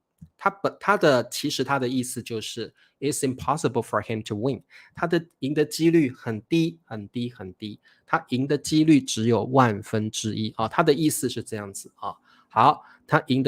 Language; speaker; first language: Chinese; native; Chinese